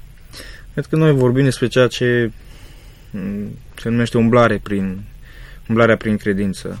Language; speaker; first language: Romanian; native; Romanian